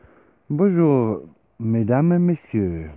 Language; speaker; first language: French; non-native, learner; Swiss German